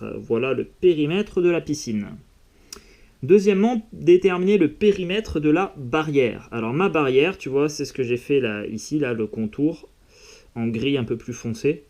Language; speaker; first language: French; native; French